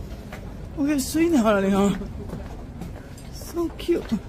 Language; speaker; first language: English; non-native, learner; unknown